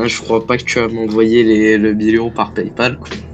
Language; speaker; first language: French; native; French